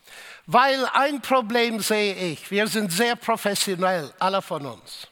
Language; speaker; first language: German; non-native, fluent; English